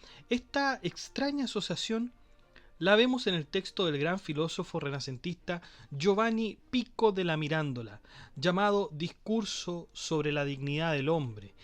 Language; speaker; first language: Spanish; native; Spanish